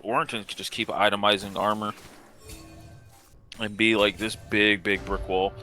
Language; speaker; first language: English; native; English